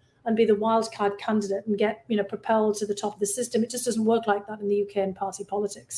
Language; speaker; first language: English; native; English